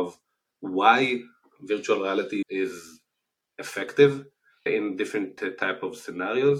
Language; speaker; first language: English; non-native, fluent; Hebrew